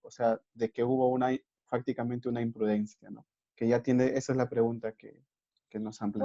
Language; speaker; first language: Spanish; native; Spanish